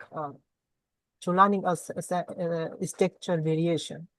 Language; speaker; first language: English; non-native, learner; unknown